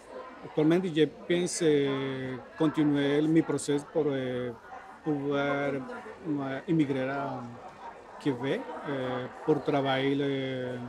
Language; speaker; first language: French; non-native, learner; Spanish